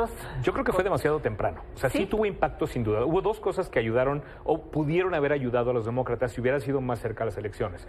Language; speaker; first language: Spanish; native; Spanish